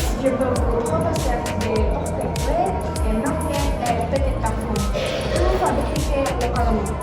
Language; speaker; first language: French; non-native, learner; Indonesian